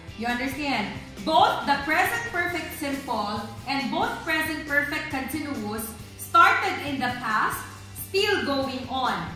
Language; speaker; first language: English; non-native, local second language; Filipino